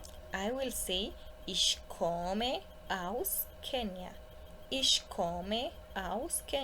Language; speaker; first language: German; non-native, fluent; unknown